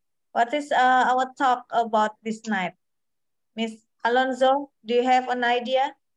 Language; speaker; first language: English; non-native, learner; Indonesian